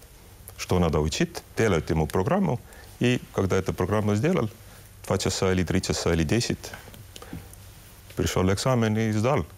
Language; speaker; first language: Russian; non-native, local second language; Estonian